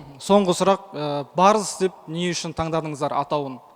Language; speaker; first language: Kazakh; native; Kazakh